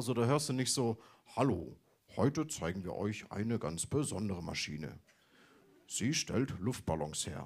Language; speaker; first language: German; native; German